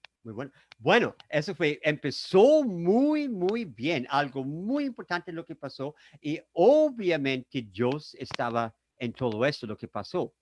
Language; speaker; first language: Spanish; non-native, fluent; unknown